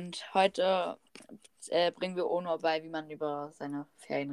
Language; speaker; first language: German; native; German